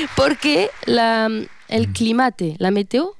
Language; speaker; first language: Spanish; non-native, learner; French